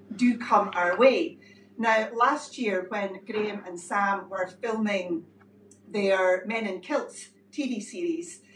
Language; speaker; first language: English; native; English